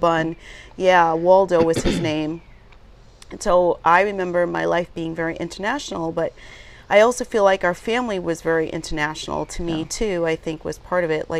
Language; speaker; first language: English; native; English